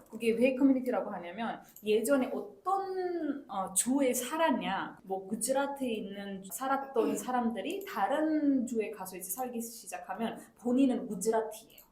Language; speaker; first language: Korean; non-native, fluent; Marwari